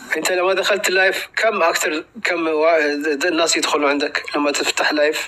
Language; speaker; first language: Arabic; non-native, fluent; Amharic